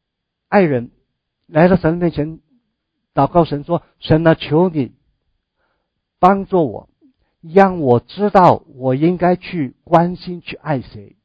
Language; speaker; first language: Chinese; native; Chinese